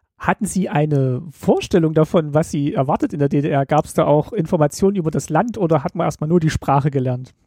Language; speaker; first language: German; native; German